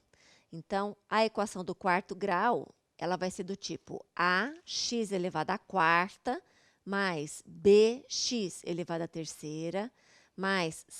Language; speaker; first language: Portuguese; native; Portuguese